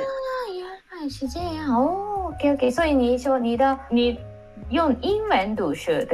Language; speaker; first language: Chinese; non-native, fluent; Japanese